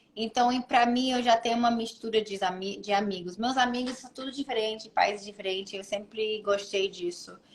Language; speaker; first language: Portuguese; early bilingual, heritage; English